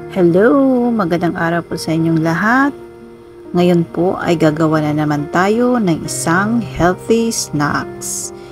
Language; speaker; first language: Filipino; non-native, local second language; Cebuano